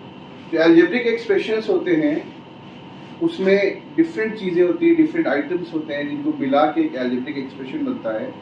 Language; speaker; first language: Hindi; native; Hindi